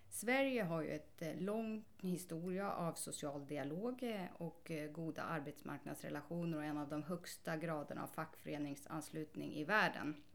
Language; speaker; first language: Swedish; native; Swedish